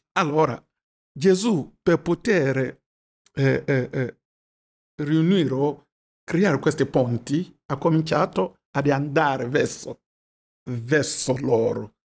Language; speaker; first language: Italian; non-native, fluent; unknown